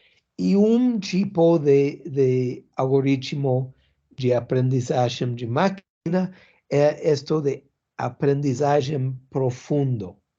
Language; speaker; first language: Portuguese; non-native, learner; English